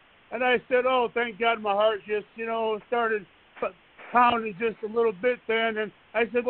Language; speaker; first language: English; native; English